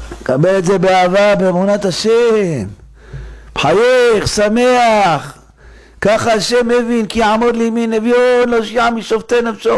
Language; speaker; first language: Hebrew; native; Hebrew